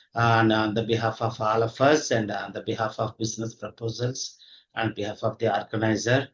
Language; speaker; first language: English; non-native, local second language; Telugu